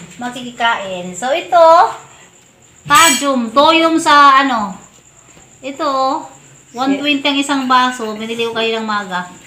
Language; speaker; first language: Filipino; non-native, local second language; Surigaonon